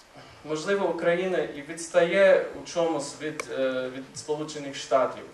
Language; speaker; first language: Ukrainian; non-native, fluent; English